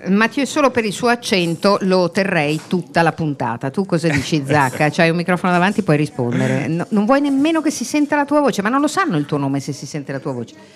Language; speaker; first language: Italian; native; Italian